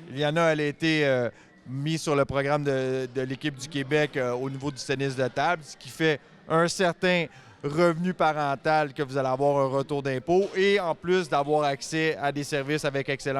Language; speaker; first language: French; native; French